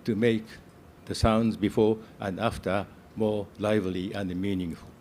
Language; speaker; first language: English; non-native, fluent; Japanese